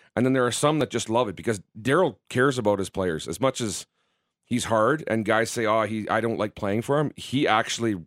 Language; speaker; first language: English; native; English